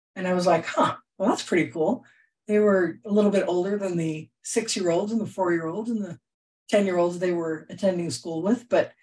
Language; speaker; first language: English; native; English